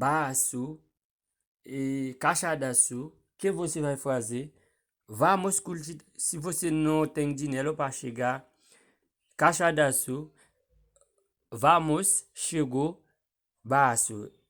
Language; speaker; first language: Portuguese; non-native, learner; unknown